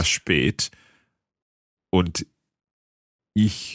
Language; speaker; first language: German; non-native, learner; English